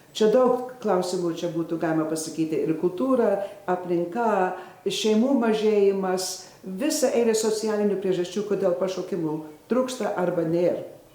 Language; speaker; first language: Lithuanian; early bilingual, heritage; Lithuanian